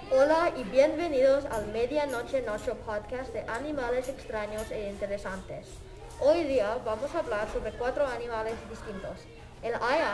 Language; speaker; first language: Spanish; non-native, learner; English